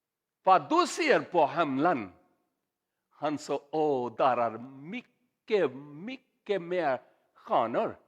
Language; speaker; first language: Swedish; non-native, learner; Urdu